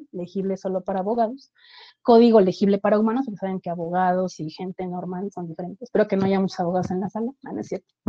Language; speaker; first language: Spanish; native; Spanish